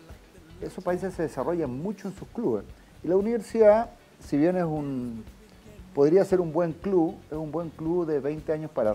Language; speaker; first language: Spanish; native; Spanish